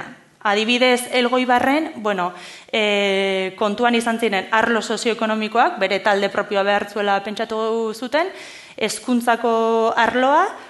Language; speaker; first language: Basque; native; Basque